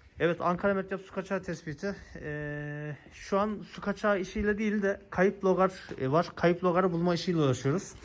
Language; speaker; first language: Turkish; native; Turkish